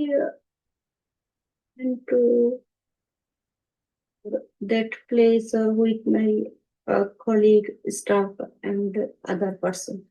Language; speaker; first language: English; non-native, learner; Bangla